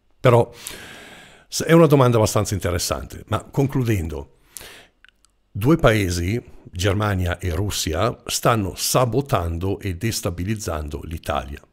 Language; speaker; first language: Italian; non-native, fluent; German